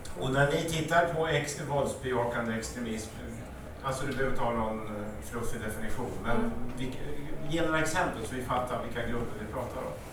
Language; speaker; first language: Swedish; native; Swedish